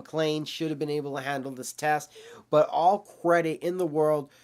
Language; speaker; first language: English; native; English